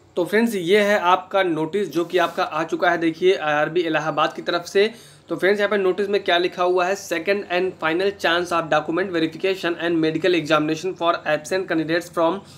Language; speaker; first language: Hindi; native; Hindi